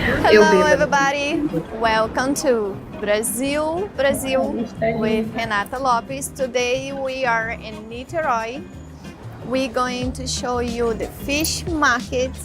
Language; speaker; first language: English; non-native, learner; Portuguese